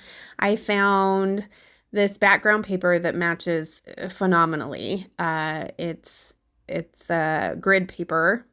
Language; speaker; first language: English; native; English